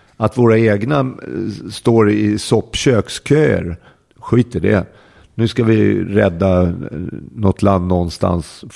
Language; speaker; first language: Swedish; native; Swedish